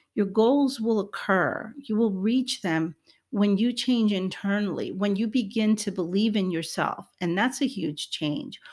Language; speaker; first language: English; early bilingual, other home language; Spanish